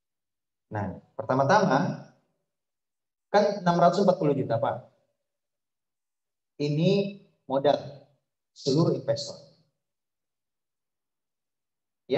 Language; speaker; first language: Indonesian; native; Indonesian